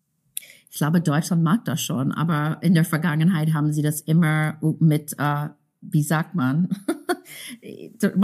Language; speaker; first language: German; non-native, fluent; English